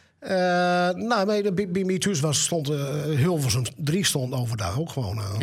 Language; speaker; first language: Dutch; native; Dutch